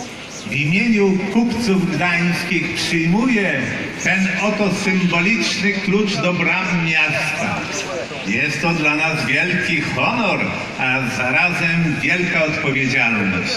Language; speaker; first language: Polish; native; Polish